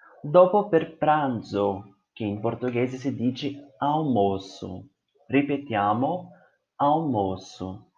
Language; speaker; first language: Italian; non-native, fluent; Portuguese